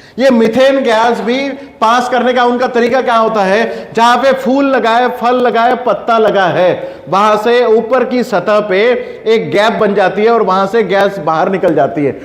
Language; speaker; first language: Hindi; non-native, local second language; Kannada